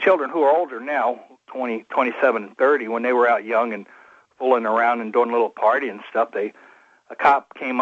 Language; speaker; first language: English; native; English